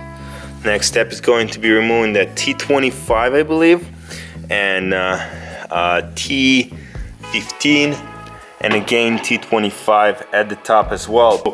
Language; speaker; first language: English; non-native, fluent; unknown